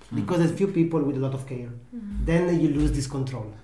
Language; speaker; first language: English; non-native, learner; Italian